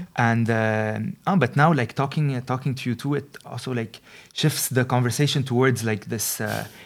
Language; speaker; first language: English; non-native, fluent; Arabic